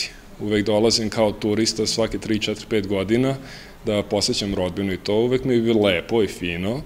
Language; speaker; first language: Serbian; early bilingual, heritage; Serbian